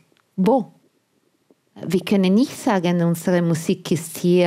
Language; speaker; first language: German; non-native, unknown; Italian